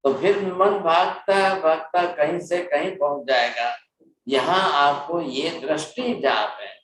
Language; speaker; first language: Hindi; non-native, local second language; Gujarati